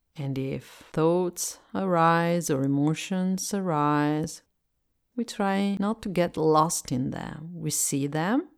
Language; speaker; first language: English; non-native, fluent; Italian